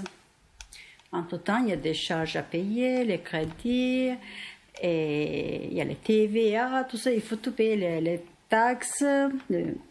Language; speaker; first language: French; non-native, fluent; Turkish